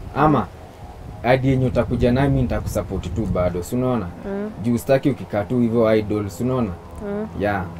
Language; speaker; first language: Swahili; non-native, local second language; Luyia